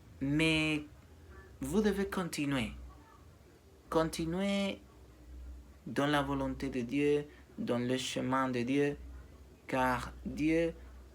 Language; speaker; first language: French; non-native, learner; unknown